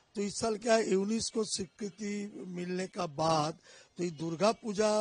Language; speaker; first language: Hindi; non-native, local second language; Bangla